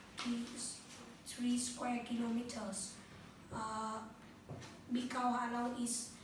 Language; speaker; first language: English; non-native, learner; Vietnamese